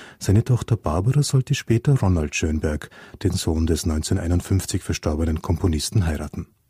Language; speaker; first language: German; native; German